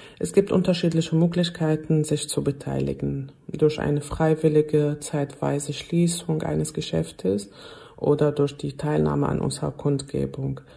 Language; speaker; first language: German; non-native, fluent; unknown